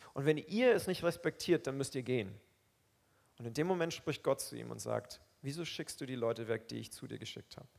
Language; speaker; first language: German; native; German